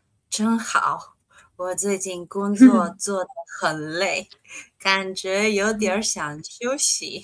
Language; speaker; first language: Chinese; non-native, fluent; Spanish